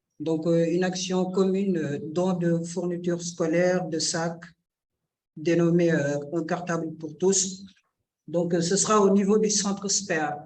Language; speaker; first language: French; non-native, local second language; Wolof